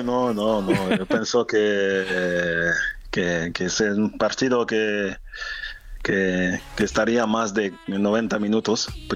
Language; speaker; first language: Spanish; non-native, fluent; French